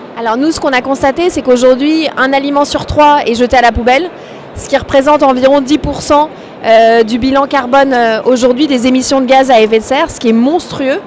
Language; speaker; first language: French; native; French